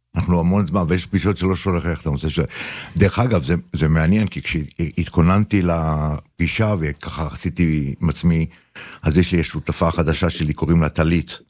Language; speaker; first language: Hebrew; native; Hebrew